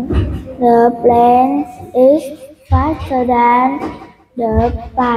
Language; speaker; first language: English; non-native, learner; Vietnamese